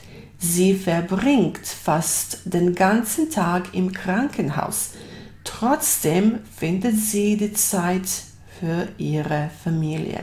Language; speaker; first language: German; non-native, fluent; Bosnian